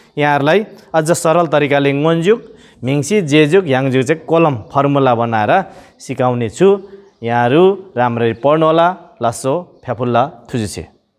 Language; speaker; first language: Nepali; non-native, local second language; Eastern Tamang